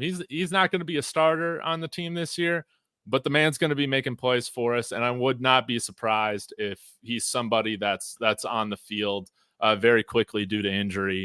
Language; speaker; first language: English; native; English